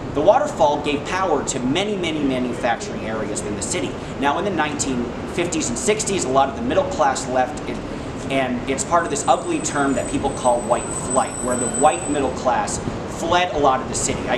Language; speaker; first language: English; native; English